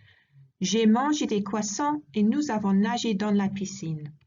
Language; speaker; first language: French; non-native, learner; English